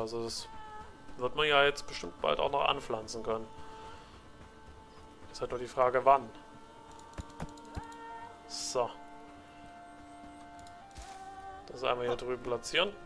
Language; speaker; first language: German; native; German